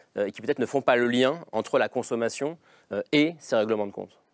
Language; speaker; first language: French; native; French